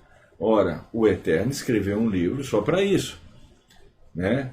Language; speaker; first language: Portuguese; native; Portuguese